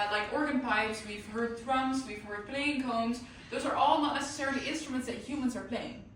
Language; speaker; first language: English; non-native, fluent; Dutch